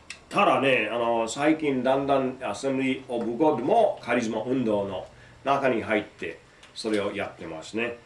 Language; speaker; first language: Japanese; non-native, fluent; English